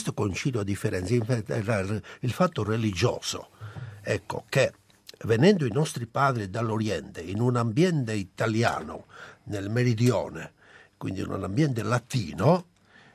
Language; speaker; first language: Italian; non-native, local second language; Albanian